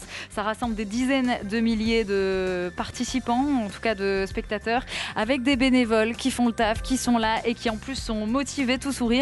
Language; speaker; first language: French; native; French